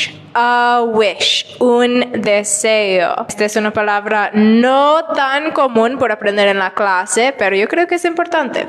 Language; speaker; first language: Spanish; non-native, learner; English